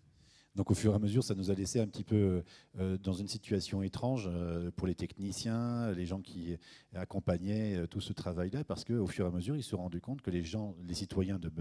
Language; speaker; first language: French; native; French